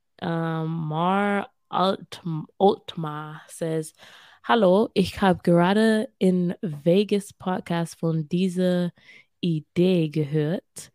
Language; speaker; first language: German; non-native, learner; English